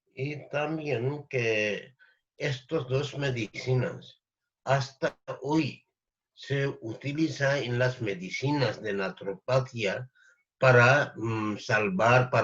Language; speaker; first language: Spanish; non-native, learner; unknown